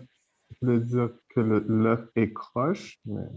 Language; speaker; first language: Haitian Creole; non-native, learner; French